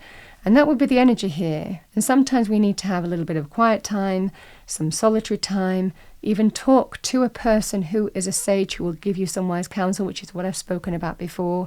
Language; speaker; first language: English; native; English